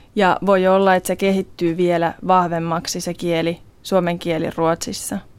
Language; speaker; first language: Finnish; non-native, local second language; Swedish